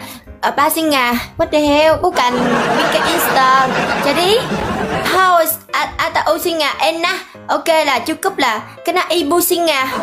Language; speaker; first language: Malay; non-native, learner; Vietnamese